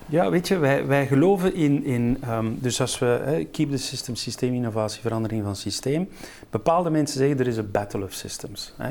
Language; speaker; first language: Dutch; native; Dutch